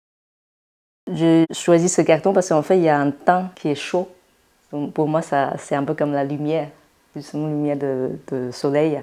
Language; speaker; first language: French; non-native, fluent; Chinese